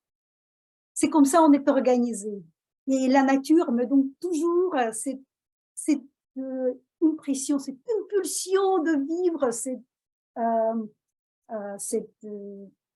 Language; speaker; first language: French; non-native, fluent; Russian